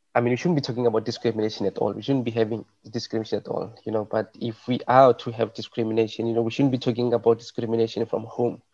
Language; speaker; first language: English; non-native, local second language; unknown